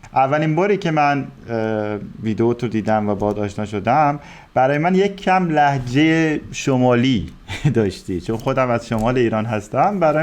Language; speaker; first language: Persian; native; Persian